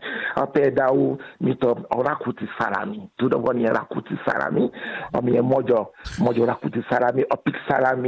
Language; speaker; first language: Hungarian; non-native, learner; Yoruba